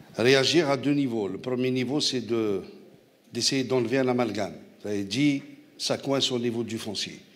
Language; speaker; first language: French; non-native, local second language; Arabic